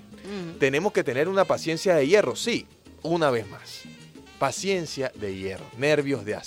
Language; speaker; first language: Spanish; native; Spanish